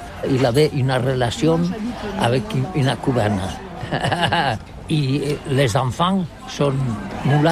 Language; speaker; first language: French; non-native, learner; Catalan